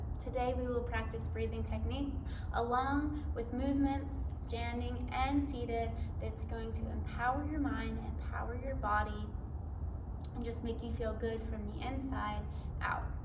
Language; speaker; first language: English; native; English